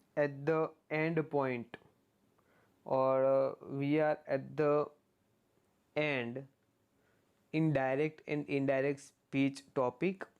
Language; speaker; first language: English; non-native, local second language; Gujarati